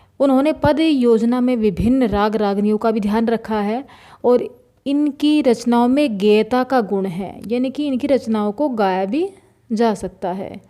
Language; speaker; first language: Hindi; native; Hindi